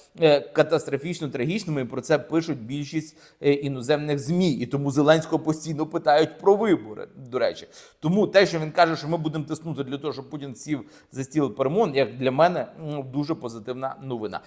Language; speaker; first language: Ukrainian; native; Ukrainian